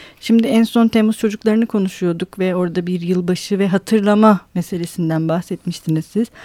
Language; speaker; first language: Turkish; native; Turkish